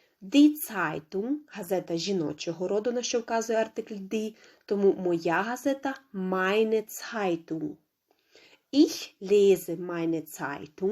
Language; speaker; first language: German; non-native, fluent; Ukrainian